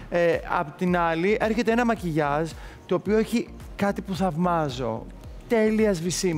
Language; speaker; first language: Greek; native; Greek